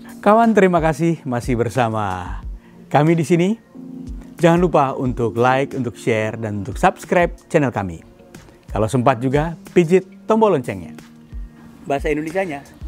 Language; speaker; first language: Indonesian; native; Indonesian